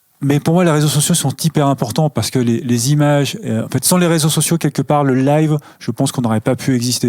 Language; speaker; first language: French; native; French